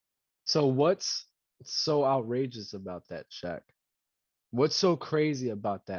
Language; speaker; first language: English; native; English